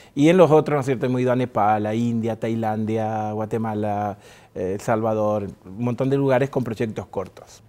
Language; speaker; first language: Spanish; native; Spanish